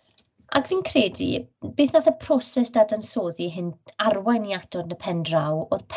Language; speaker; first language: Welsh; native; Welsh